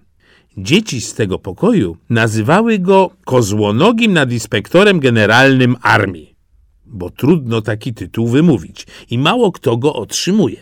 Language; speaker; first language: Polish; native; Polish